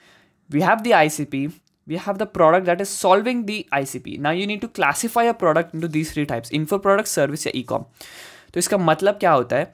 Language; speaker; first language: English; non-native, local second language; Hindi